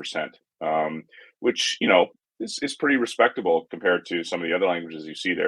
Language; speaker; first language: English; native; English